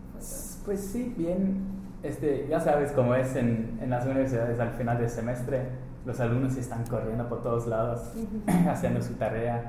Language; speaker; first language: Spanish; non-native, fluent; English